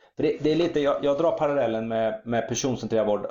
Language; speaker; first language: Swedish; early bilingual, other home language; German